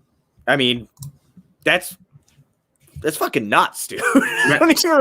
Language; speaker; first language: English; native; English